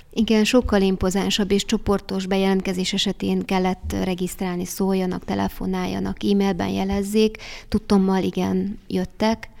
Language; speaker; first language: Hungarian; native; Hungarian